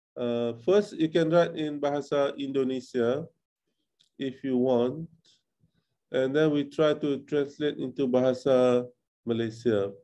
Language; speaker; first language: English; non-native, local second language; Malay